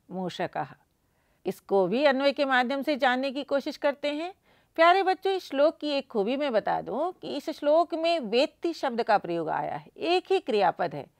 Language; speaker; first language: Hindi; native; Hindi